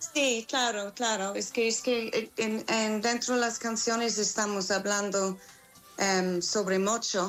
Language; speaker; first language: Spanish; non-native, fluent; English